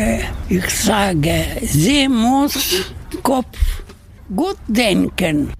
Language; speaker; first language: German; non-native, learner; Russian